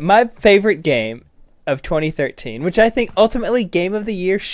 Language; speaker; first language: English; native; English